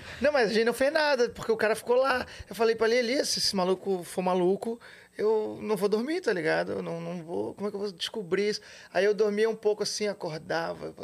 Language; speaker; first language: Portuguese; native; Portuguese